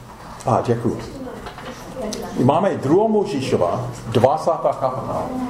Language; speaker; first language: Czech; non-native, fluent; English